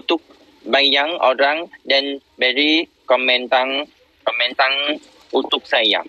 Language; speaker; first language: Indonesian; non-native, learner; Vietnamese